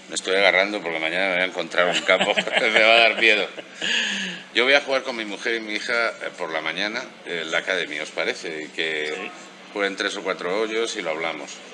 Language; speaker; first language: Spanish; native; Spanish